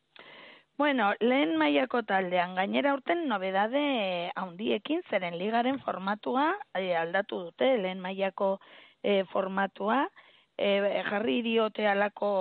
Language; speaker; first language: Basque; native; Basque